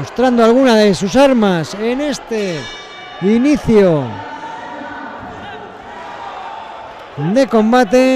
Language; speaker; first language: Spanish; native; Spanish